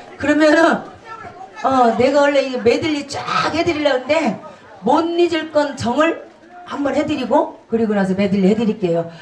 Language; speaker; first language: Korean; native; Korean